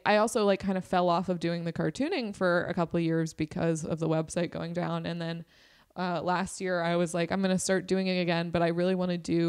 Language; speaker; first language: English; native; English